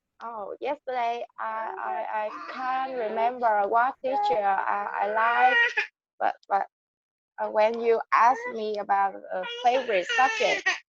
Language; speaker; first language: English; non-native, learner; Vietnamese